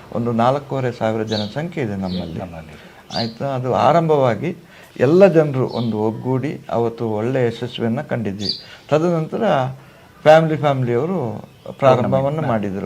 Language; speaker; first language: Kannada; non-native, local second language; Kodava